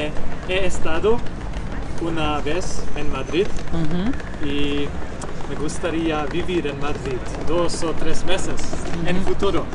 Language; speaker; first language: Spanish; non-native, learner; Hungarian